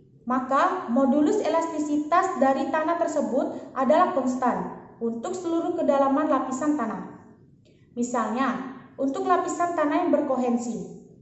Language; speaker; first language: Indonesian; native; Indonesian